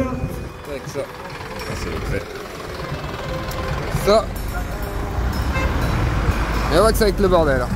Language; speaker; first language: French; native; French